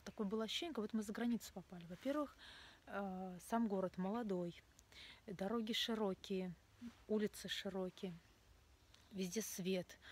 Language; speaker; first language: Russian; native; Russian